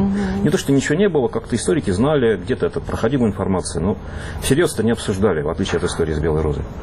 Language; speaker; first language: Russian; native; Russian